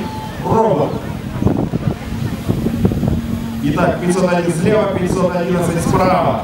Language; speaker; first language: Russian; native; Russian